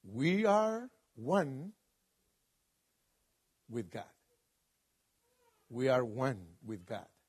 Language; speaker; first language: English; non-native, fluent; Spanish